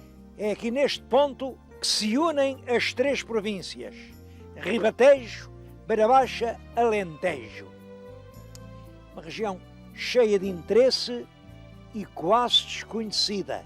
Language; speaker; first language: Portuguese; native; Portuguese